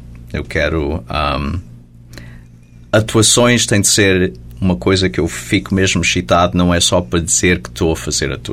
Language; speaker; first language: Portuguese; early bilingual, heritage; Portuguese